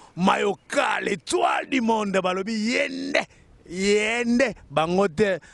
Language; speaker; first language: French; non-native, local second language; Lingala